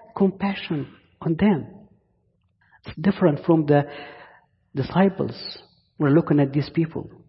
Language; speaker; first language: English; non-native, fluent; Arabic